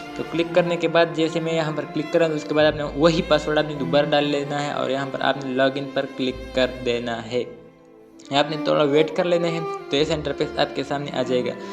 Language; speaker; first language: Urdu; non-native, local second language; Punjabi